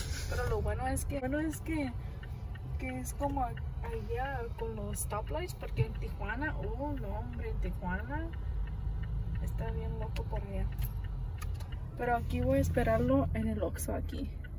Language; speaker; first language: Spanish; early bilingual, heritage; Spanish